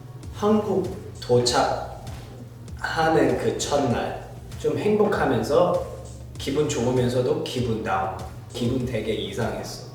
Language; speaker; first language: Korean; non-native, fluent; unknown